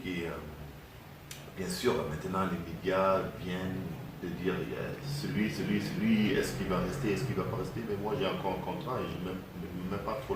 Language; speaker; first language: French; early bilingual, heritage; German